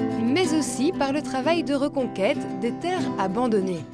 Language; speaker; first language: French; native; French